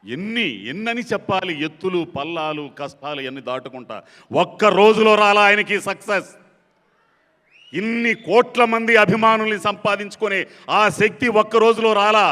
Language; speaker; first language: Telugu; native; Telugu